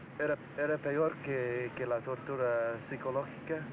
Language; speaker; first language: Portuguese; non-native, fluent; Spanish